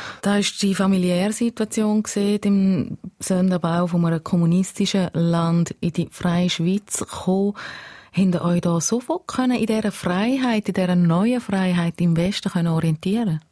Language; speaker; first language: German; native; German